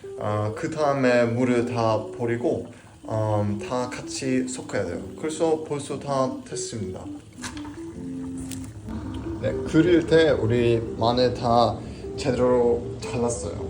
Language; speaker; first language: Korean; non-native, learner; German